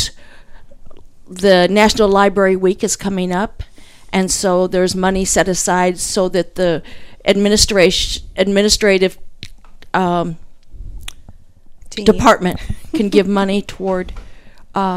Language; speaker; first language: English; native; English